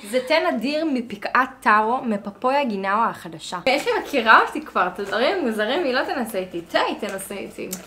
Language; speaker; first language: Hebrew; native; Hebrew